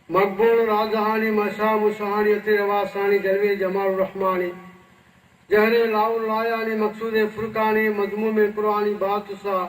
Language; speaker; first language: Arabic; non-native, fluent; Tamil